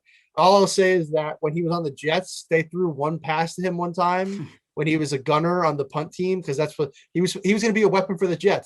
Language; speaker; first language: English; native; English